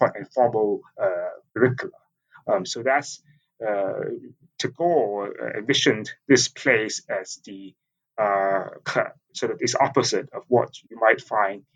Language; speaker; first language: English; non-native, local second language; Cantonese